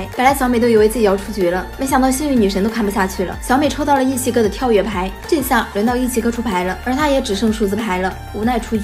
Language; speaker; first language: Chinese; native; Chinese